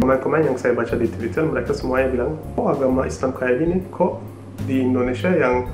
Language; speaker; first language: Indonesian; non-native, fluent; Turkish